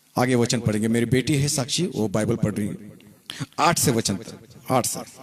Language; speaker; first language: Hindi; non-native, local second language; Marathi